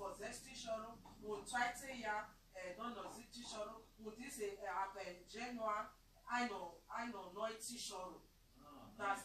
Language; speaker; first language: German; non-native, learner; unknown